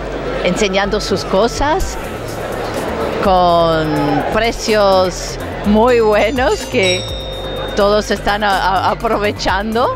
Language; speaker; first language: Spanish; non-native, fluent; English